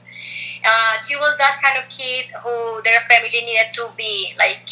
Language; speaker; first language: English; non-native, fluent; Spanish